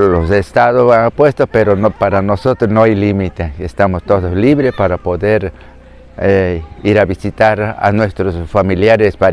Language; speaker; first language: Spanish; non-native, local second language; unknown